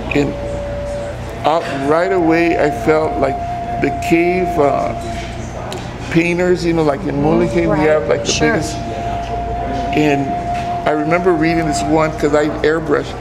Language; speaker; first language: English; early bilingual, other home language; Spanish